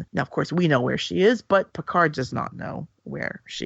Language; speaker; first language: English; native; English